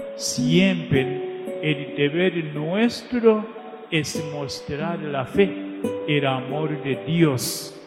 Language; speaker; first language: Spanish; non-native, fluent; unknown